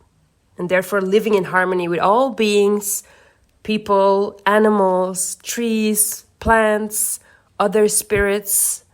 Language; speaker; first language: English; non-native, fluent; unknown